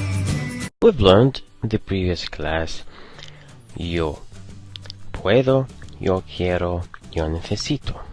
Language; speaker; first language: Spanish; non-native, fluent; English